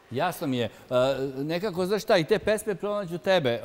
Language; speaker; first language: Serbian; native; Serbian